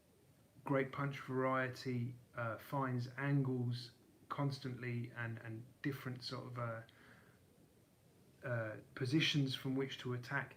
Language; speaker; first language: English; native; English